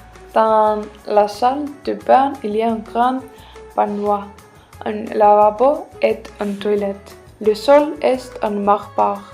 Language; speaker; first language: French; non-native, learner; Icelandic